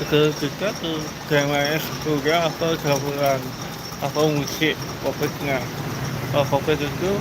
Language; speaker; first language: Indonesian; non-native, local second language; Balinese